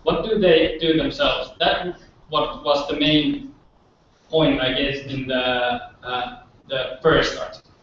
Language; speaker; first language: English; non-native, fluent; Finnish